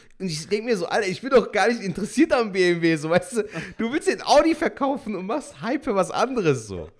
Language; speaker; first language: German; early bilingual, other home language; Turkish